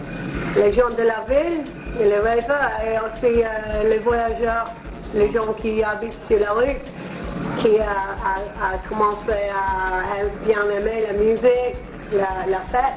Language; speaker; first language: French; non-native, learner; English